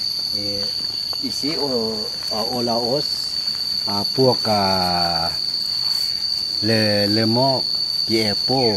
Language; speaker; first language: French; non-native, fluent; Lao